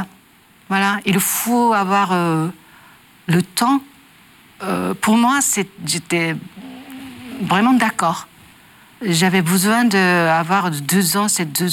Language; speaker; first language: French; non-native, learner; Japanese